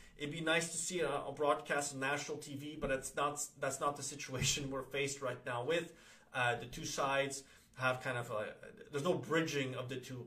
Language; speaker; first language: English; early bilingual, other home language; Polish